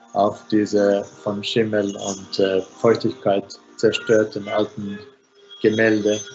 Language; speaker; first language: German; non-native, fluent; Finnish